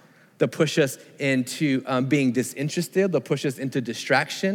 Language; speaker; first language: English; native; English